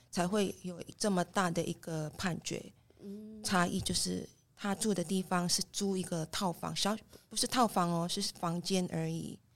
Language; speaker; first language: Chinese; non-native, fluent; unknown